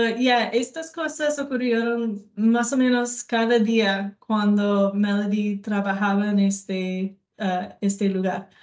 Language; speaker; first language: Spanish; non-native, learner; English